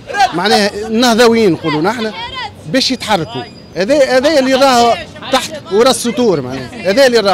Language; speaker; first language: Arabic; native; Arabic